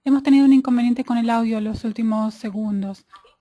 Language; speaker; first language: Spanish; native; Spanish